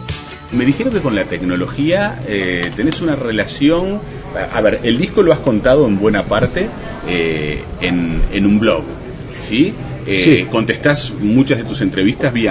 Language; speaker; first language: Spanish; native; Spanish